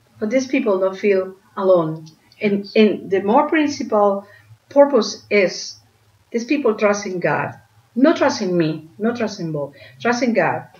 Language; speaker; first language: English; non-native, learner; Spanish